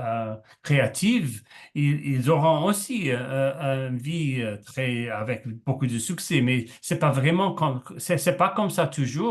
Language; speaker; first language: French; non-native, learner; English